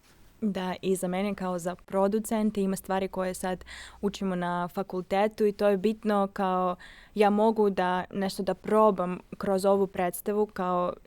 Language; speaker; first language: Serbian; non-native, fluent; Russian